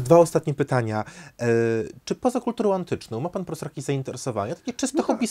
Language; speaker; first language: Polish; native; Polish